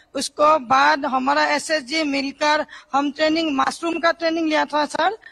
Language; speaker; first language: Hindi; non-native, local second language; Assamese